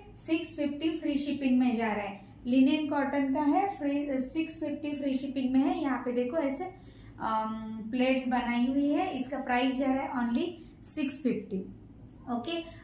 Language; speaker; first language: Hindi; non-native, local second language; Marathi